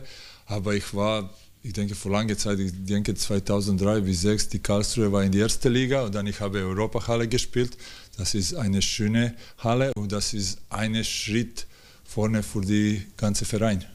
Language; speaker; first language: German; non-native, learner; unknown